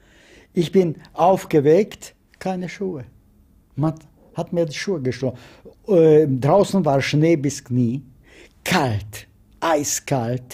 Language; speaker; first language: German; non-native, fluent; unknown